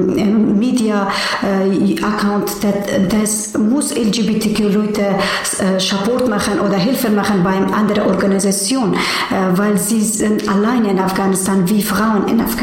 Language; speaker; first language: German; non-native, learner; Persian